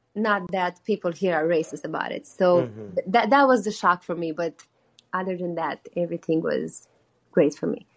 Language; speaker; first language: English; non-native, fluent; Romanian